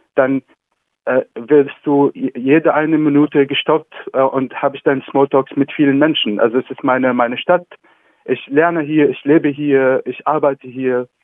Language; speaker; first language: German; non-native, fluent; Arabic